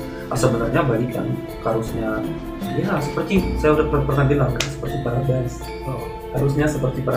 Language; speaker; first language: Indonesian; non-native, fluent; Russian